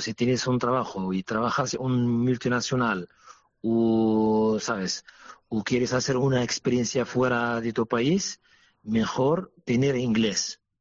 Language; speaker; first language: Spanish; non-native, fluent; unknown